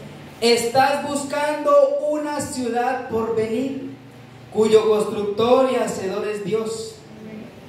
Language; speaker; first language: Spanish; native; Spanish